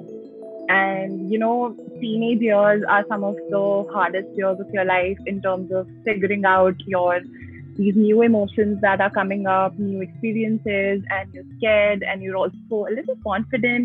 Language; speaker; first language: English; non-native, local second language; Hindi